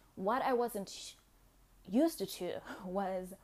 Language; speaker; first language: English; non-native, local second language; Shona